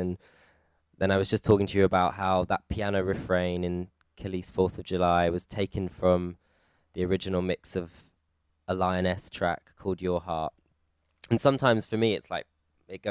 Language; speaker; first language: English; native; English